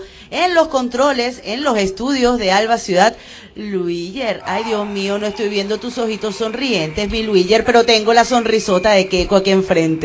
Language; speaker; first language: Spanish; native; Spanish